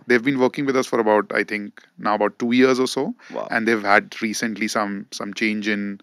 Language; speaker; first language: English; non-native, local second language; Hindi